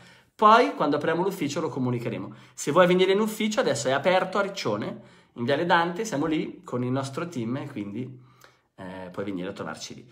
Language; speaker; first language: Italian; native; Italian